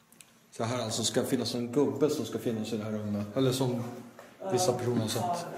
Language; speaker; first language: Swedish; native; Swedish